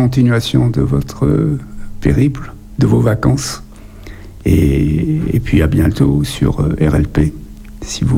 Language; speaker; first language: French; native; French